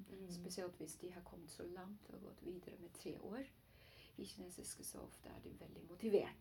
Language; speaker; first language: Norwegian; non-native, learner; Chinese